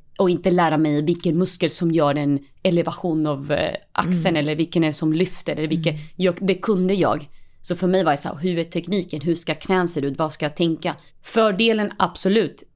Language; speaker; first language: Swedish; early bilingual, other home language; Spanish